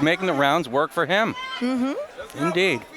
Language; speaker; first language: English; native; English